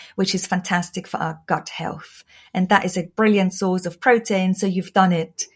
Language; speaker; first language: English; non-native, fluent; German